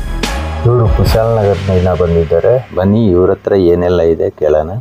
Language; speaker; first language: Kannada; native; Kannada